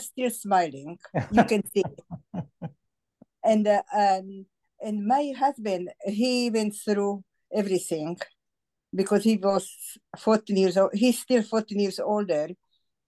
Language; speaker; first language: English; non-native, fluent; Slovak